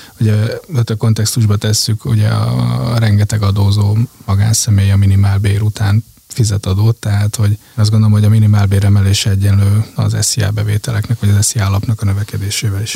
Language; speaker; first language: Hungarian; native; Hungarian